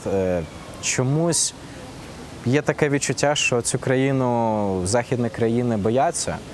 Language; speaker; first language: Ukrainian; non-native, local second language; Russian